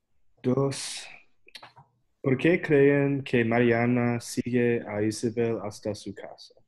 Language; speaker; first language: Spanish; non-native, learner; English